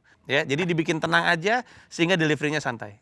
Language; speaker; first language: Indonesian; native; Indonesian